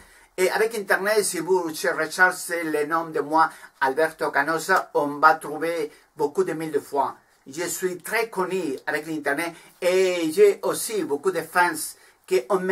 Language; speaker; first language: French; non-native, learner; Spanish